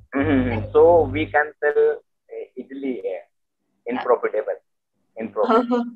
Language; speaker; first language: English; non-native, local second language; Hindi